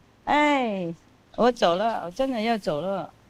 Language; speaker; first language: Chinese; non-native, fluent; Vietnamese